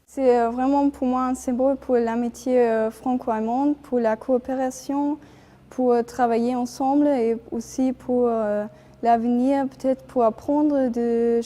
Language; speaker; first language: French; non-native, fluent; German